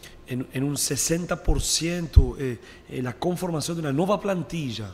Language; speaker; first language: Portuguese; non-native, learner; Spanish